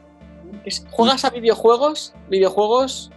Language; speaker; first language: Spanish; native; Spanish